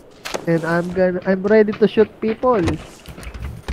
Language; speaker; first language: English; non-native, local second language; Filipino